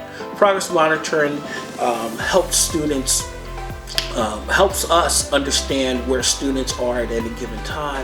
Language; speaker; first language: English; native; English